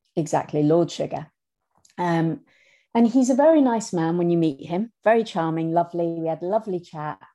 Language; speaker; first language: English; native; English